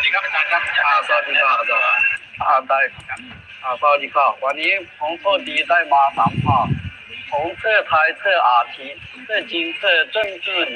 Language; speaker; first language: Thai; non-native, learner; Chinese